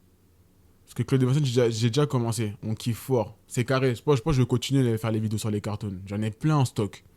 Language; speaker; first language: French; native; French